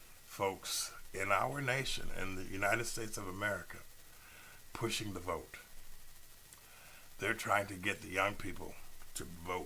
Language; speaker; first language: English; native; English